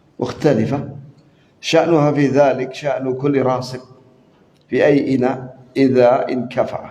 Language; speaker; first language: Arabic; non-native, fluent; Indonesian